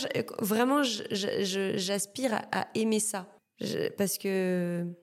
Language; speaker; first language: French; native; French